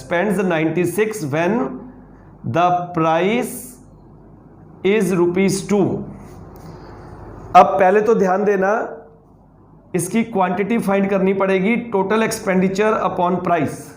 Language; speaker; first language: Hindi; native; Hindi